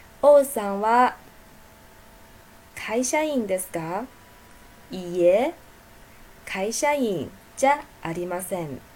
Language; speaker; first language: Japanese; non-native, fluent; Chinese